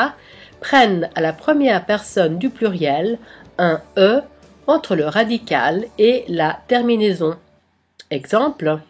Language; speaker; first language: French; non-native, fluent; Italian